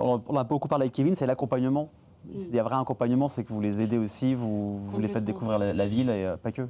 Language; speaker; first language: French; native; French